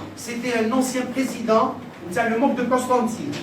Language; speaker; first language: French; non-native, local second language; Arabic